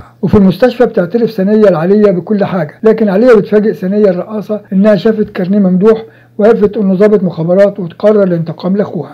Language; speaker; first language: Arabic; native; Arabic